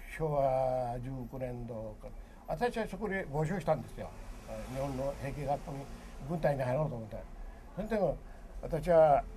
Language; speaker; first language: Japanese; early bilingual, other home language; Korean